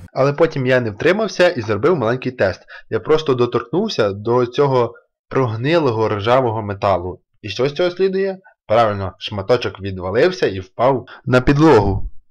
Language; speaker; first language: Ukrainian; native; Ukrainian